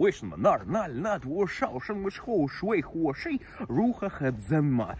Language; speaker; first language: Chinese; non-native, learner; Russian